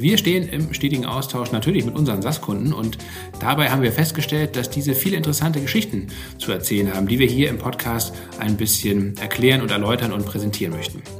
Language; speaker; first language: German; native; German